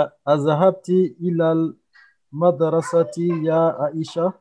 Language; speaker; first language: Arabic; non-native, learner; French